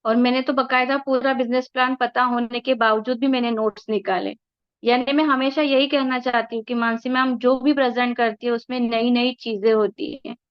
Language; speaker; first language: Hindi; non-native, local second language; Marathi